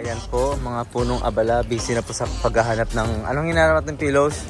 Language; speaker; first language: Filipino; non-native, local second language; Cebuano